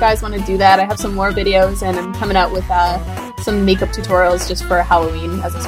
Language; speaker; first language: English; native; English